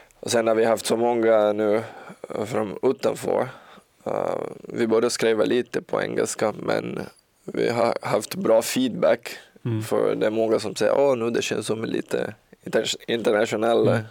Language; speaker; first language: Swedish; non-native, learner; Portuguese